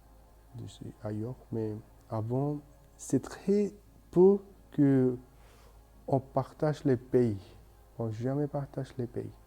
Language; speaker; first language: French; non-native, learner; Bangla